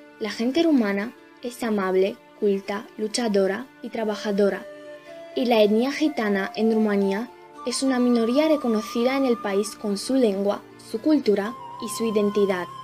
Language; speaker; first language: Spanish; non-native, fluent; Romanian